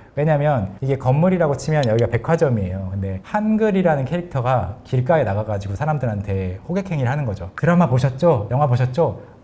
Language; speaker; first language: Korean; native; Korean